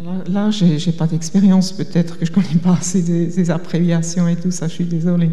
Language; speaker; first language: French; non-native, fluent; German